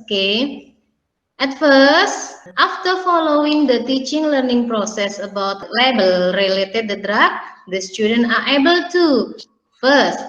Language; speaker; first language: English; non-native, learner; Indonesian